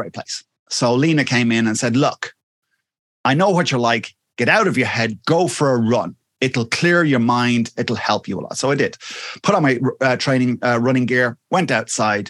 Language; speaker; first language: English; native; English